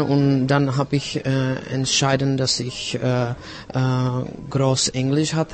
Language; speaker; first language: German; non-native, fluent; Czech